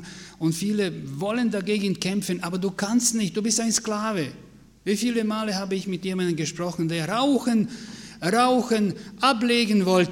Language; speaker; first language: German; non-native, fluent; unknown